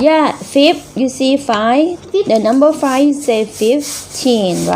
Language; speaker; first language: English; non-native, learner; Thai